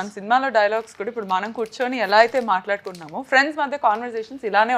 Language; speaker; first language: Telugu; native; Telugu